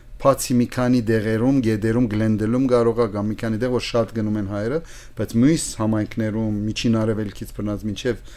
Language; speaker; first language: Armenian; early bilingual, heritage; Armenian